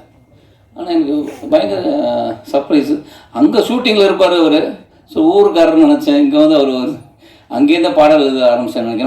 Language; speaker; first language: Tamil; native; Tamil